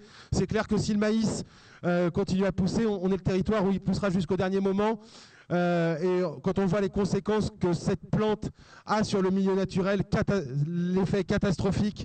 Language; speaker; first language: French; native; French